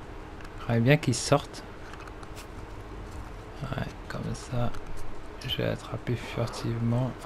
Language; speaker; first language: French; native; French